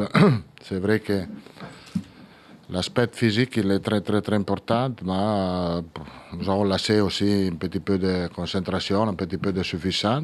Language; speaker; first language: French; non-native, fluent; Italian